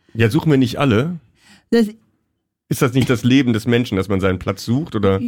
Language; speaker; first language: German; native; German